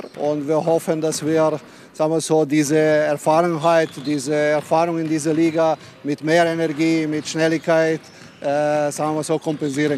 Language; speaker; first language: German; non-native, fluent; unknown